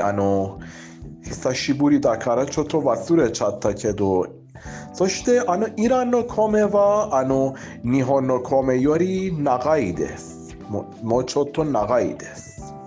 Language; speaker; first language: Japanese; non-native, learner; Persian